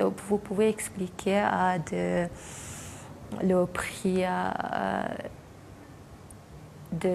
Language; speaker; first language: French; non-native, learner; Mongolian